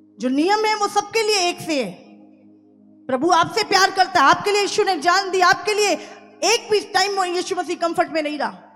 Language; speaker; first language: Hindi; native; Hindi